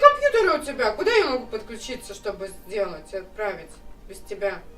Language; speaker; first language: Russian; native; Russian